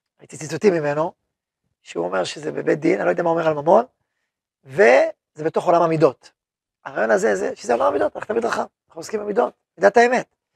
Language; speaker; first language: Hebrew; native; Hebrew